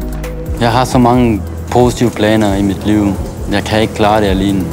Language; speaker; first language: Danish; non-native, fluent; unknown